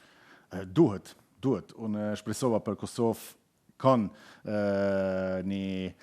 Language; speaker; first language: Albanian; non-native, learner; German